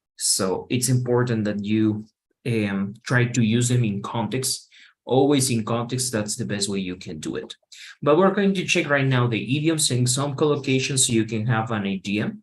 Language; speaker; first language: English; non-native, fluent; Spanish